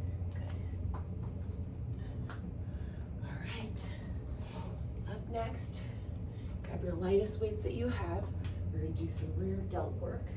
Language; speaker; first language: English; native; English